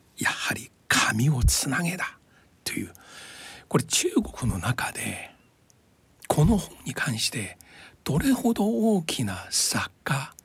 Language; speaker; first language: Japanese; non-native, fluent; Chinese